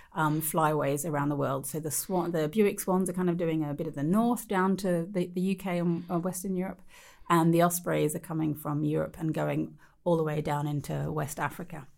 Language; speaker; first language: English; native; English